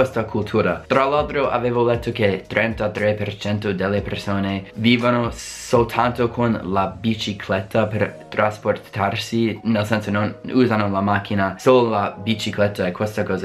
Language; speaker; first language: Italian; non-native, fluent; English